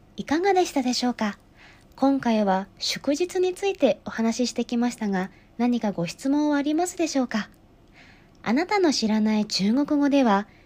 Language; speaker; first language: Japanese; non-native, fluent; Chinese